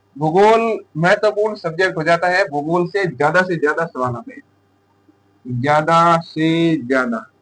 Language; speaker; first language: Hindi; native; Hindi